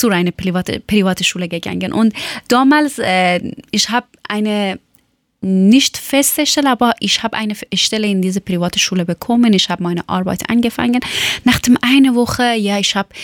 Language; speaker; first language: German; non-native, learner; Persian